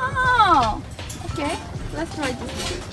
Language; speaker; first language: English; non-native, learner; Korean